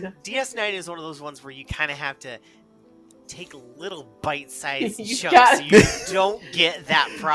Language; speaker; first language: English; native; English